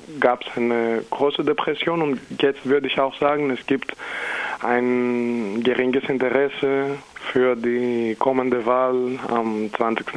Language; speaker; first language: German; non-native, fluent; Greek